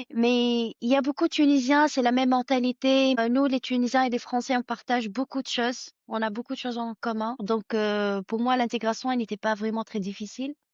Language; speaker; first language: French; non-native, local second language; Arabic